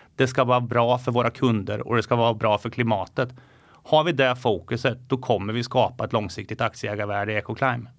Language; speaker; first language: Swedish; native; Swedish